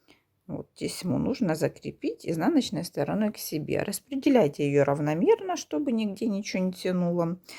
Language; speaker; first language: Russian; native; Russian